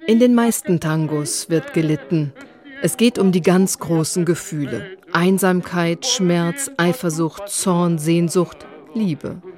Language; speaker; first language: German; native; German